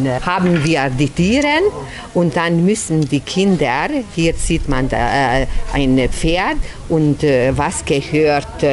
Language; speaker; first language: German; non-native, local second language; Hungarian